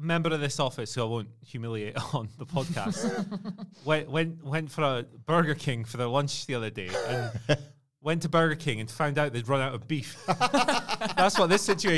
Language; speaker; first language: English; native; English